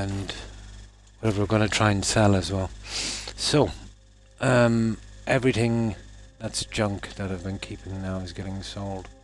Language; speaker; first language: English; native; English